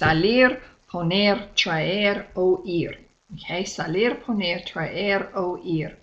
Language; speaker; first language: Spanish; non-native, fluent; English